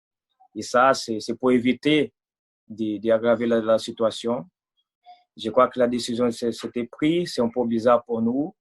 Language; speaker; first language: French; non-native, fluent; Portuguese